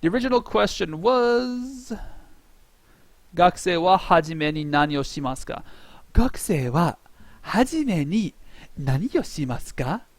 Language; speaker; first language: Japanese; non-native, fluent; English